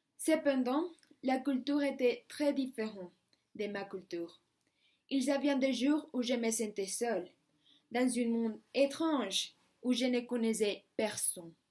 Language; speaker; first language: French; non-native, learner; Spanish